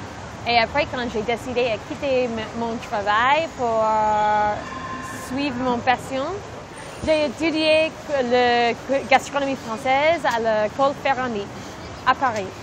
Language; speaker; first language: French; non-native, learner; English